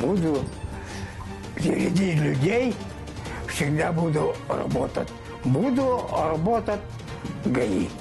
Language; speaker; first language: Russian; non-native, local second language; Yakut